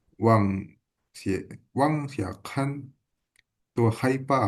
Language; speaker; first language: Chinese; non-native, learner; Indonesian